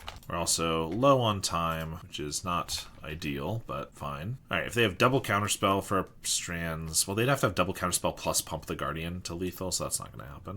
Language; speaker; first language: English; native; English